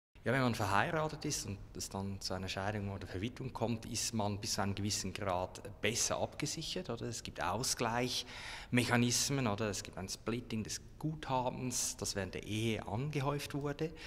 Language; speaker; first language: German; native; German